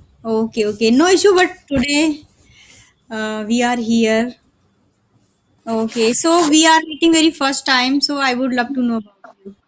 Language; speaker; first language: English; non-native, learner; Hindi